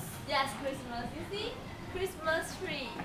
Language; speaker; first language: English; non-native, learner; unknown